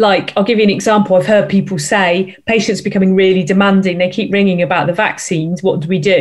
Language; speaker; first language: English; native; English